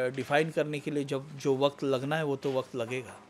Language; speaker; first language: Hindi; non-native, local second language; Marathi